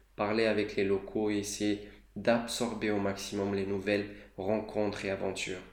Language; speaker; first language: French; non-native, fluent; Romanian